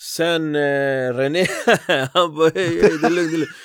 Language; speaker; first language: Swedish; early bilingual, other home language; Spanish